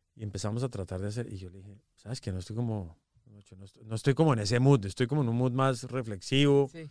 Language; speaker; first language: Spanish; native; Spanish